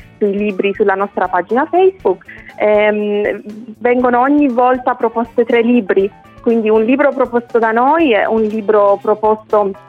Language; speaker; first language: Italian; non-native, local second language; Persian